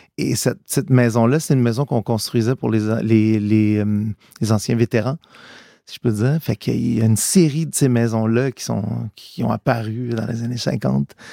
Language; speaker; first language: French; early bilingual, other home language; Italian